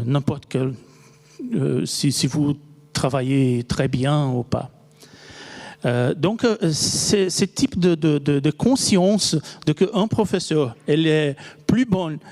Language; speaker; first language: French; non-native, fluent; Portuguese